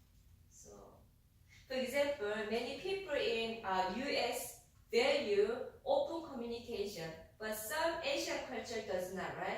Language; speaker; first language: English; non-native, fluent; Korean